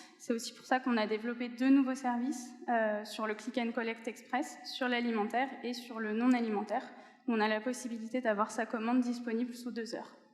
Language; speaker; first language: French; native; French